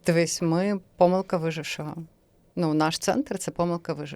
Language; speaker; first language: Ukrainian; native; Ukrainian